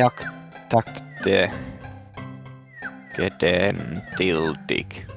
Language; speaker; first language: Swedish; non-native, learner; English